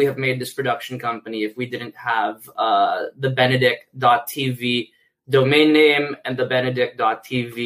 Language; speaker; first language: English; non-native, local second language; Filipino